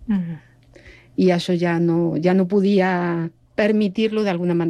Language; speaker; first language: Catalan; non-native, fluent; Spanish